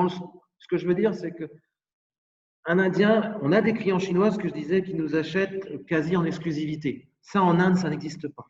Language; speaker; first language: French; native; French